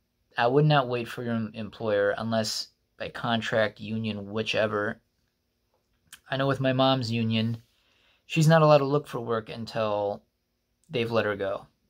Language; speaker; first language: English; native; English